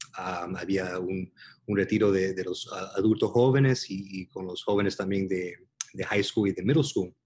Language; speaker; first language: Spanish; early bilingual, heritage; Spanish